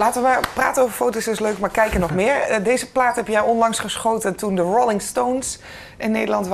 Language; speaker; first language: Dutch; native; Dutch